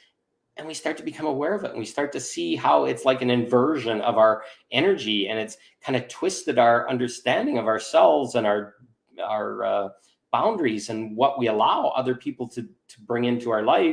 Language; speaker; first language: English; native; English